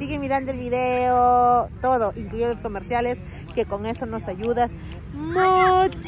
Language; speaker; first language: Spanish; native; Spanish